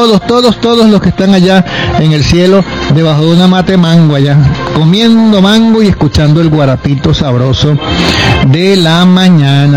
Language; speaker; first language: Spanish; native; Spanish